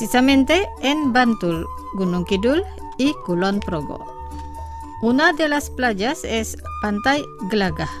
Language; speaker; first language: Spanish; non-native, fluent; Indonesian